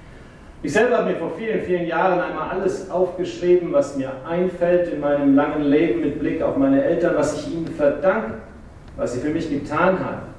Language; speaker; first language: German; native; German